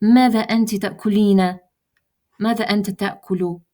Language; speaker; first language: Arabic; non-native, fluent; Russian